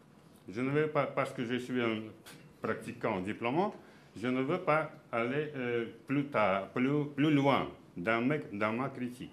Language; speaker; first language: French; non-native, fluent; Russian